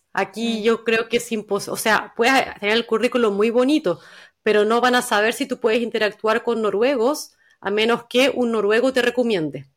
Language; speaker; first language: Spanish; native; Spanish